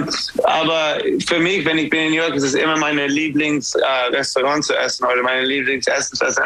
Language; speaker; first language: German; non-native, learner; English